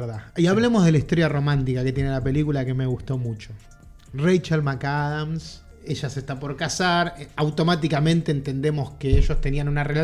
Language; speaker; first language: Spanish; native; Spanish